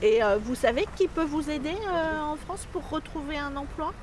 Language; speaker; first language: French; native; French